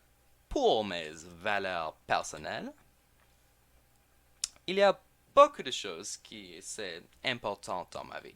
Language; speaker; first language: French; non-native, learner; English